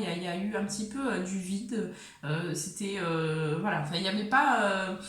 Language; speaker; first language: French; native; French